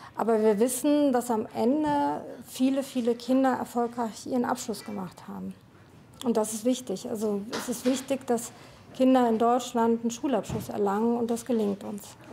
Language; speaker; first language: German; native; German